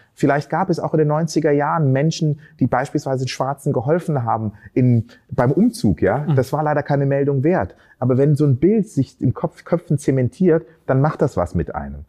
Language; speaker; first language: German; early bilingual, other home language; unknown